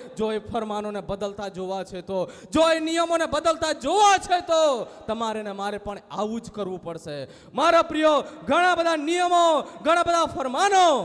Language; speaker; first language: Gujarati; native; Gujarati